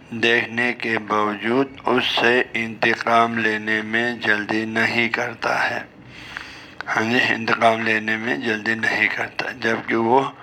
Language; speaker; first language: Urdu; non-native, local second language; Balti